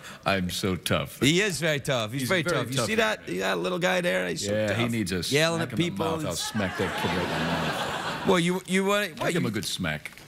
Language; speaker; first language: English; native; English